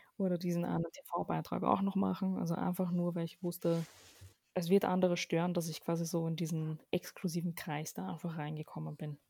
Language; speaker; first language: German; early bilingual, other home language; Arabic